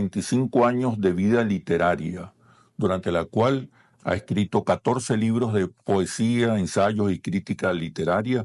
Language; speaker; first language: Spanish; native; Spanish